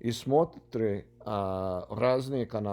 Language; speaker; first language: Russian; non-native, learner; English